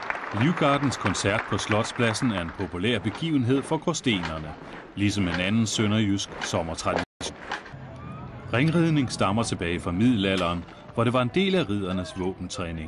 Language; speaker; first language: Danish; native; Danish